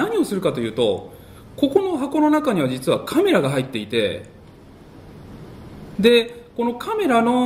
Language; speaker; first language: Japanese; native; Japanese